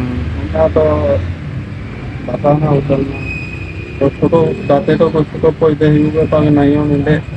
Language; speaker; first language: Filipino; non-native, learner; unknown